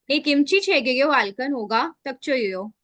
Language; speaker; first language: Korean; non-native, learner; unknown